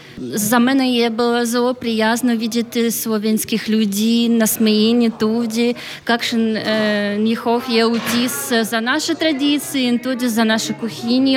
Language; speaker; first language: Slovenian; non-native, learner; Ukrainian